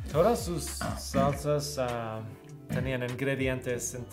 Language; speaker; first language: Spanish; non-native, learner; English